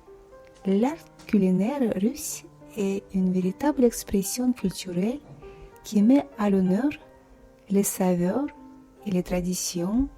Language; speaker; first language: French; non-native, fluent; Russian